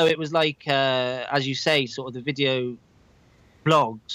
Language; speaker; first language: English; native; English